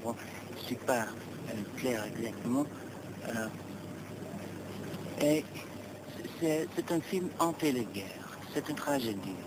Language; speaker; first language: French; non-native, learner; English